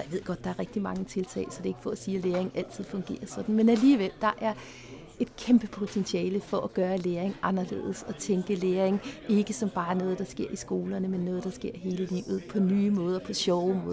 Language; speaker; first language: Danish; native; Danish